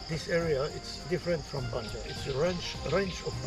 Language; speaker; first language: English; non-native, learner; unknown